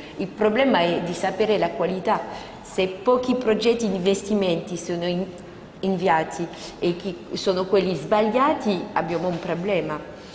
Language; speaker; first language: Italian; non-native, fluent; French